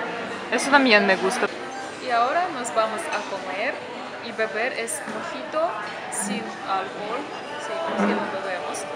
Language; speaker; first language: Spanish; non-native, fluent; Russian